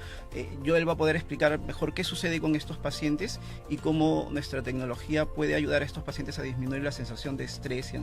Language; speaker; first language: Spanish; native; Spanish